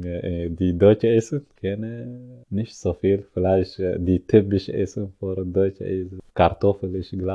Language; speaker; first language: German; non-native, learner; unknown